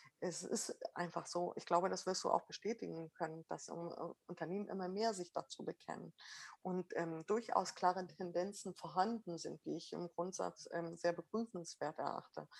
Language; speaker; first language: German; early bilingual, other home language; Arabic